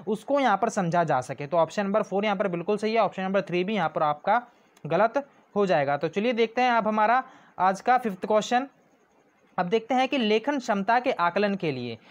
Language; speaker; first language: Hindi; non-native, local second language; Punjabi